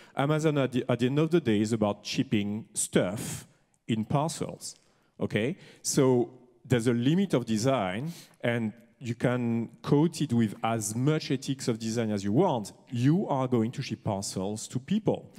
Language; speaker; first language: English; non-native, fluent; French